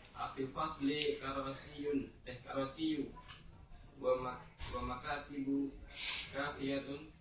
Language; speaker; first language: Arabic; non-native, learner; Indonesian